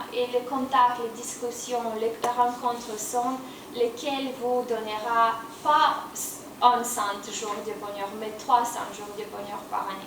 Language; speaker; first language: French; non-native, learner; Romanian